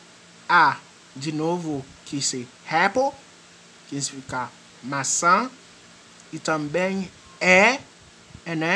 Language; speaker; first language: Portuguese; non-native, fluent; French